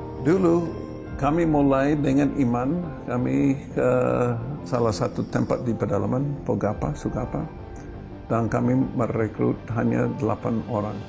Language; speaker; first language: Indonesian; non-native, fluent; English